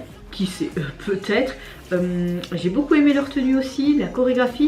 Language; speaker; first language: French; native; French